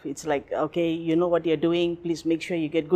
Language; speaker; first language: English; non-native, local second language; Tamil